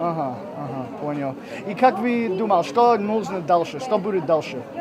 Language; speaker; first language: Russian; non-native, learner; English